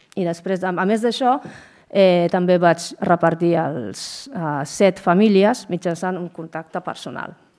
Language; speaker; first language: Catalan; non-native, fluent; Japanese